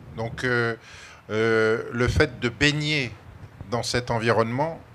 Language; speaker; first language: French; native; French